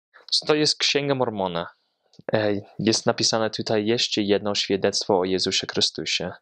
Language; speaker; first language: Polish; non-native, fluent; English